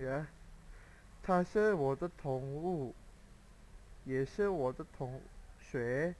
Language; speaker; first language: Chinese; non-native, fluent; Indonesian